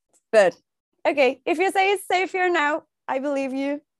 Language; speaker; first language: English; non-native, learner; Spanish